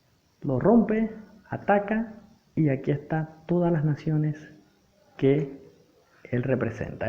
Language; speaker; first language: Spanish; native; Spanish